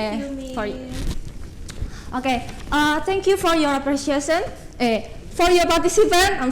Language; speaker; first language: English; non-native, learner; Indonesian